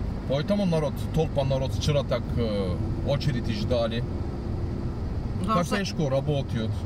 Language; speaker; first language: Russian; non-native, learner; Turkish